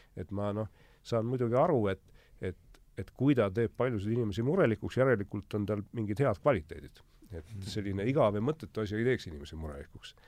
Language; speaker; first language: Estonian; native; Estonian